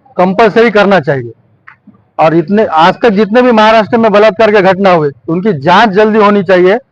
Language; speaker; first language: Hindi; non-native, local second language; Marathi